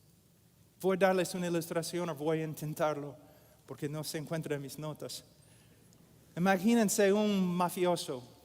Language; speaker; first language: Spanish; non-native, fluent; English